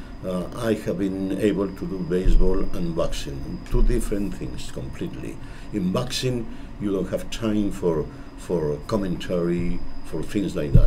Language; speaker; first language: English; non-native, fluent; Spanish